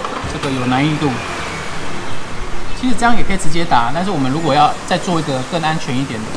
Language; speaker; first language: Chinese; native; Chinese